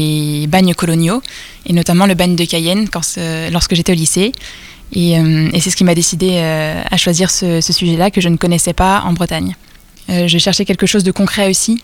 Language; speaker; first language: French; native; French